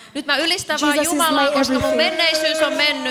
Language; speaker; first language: Finnish; native; Finnish